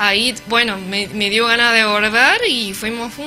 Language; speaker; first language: Spanish; non-native, learner; Japanese